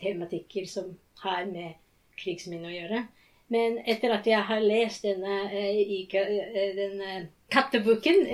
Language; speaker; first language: Norwegian; non-native, fluent; Japanese